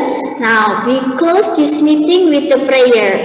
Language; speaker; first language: English; non-native, learner; Indonesian